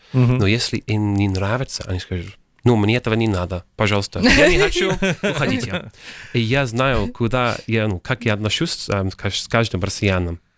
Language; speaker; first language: Russian; non-native, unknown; English